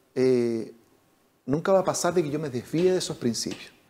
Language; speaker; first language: Spanish; native; Spanish